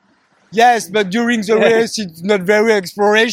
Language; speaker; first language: English; non-native, learner; French